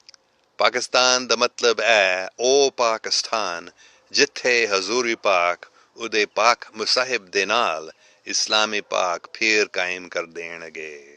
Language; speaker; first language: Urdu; non-native, fluent; English